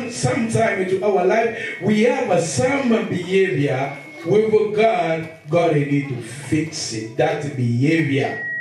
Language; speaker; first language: English; non-native, learner; Lingala